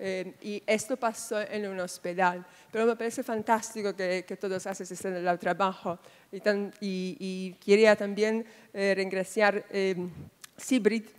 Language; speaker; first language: Spanish; non-native, fluent; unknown